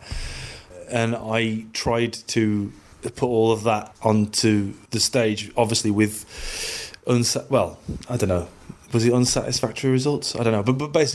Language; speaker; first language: English; native; English